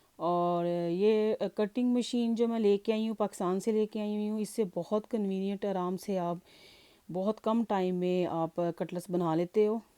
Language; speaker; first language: Urdu; native; Urdu